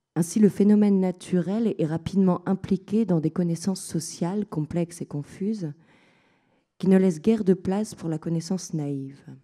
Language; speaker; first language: French; native; French